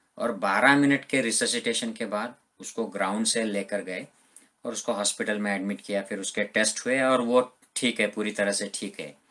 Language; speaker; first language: Hindi; non-native, local second language; Marathi